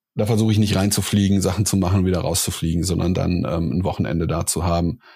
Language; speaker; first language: German; native; German